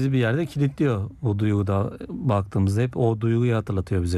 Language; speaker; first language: Turkish; native; Turkish